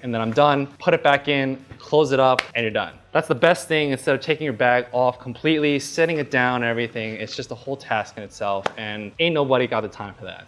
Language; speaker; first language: English; native; English